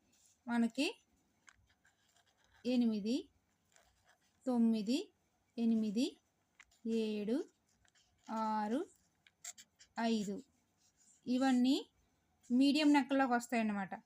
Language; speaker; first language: Telugu; native; Telugu